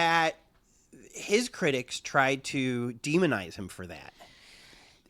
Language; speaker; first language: English; native; English